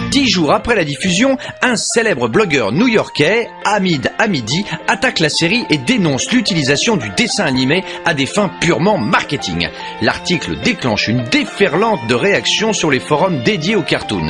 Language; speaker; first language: French; native; French